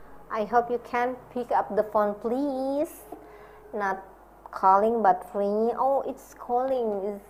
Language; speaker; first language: English; non-native, learner; Indonesian